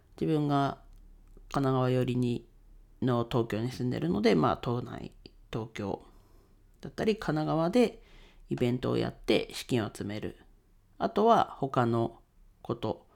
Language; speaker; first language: Japanese; native; Japanese